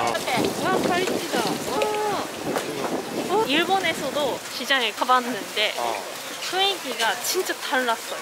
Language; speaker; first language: Korean; non-native, learner; Japanese